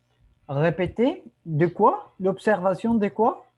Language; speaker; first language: French; non-native, fluent; Spanish